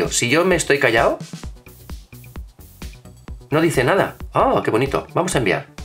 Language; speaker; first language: Spanish; native; Spanish